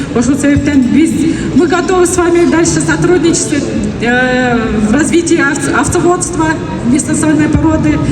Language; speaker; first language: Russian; non-native, local second language; Kyrgyz